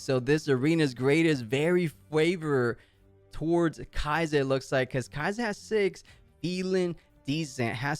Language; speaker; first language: English; native; English